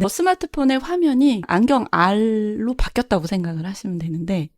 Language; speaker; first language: Korean; native; Korean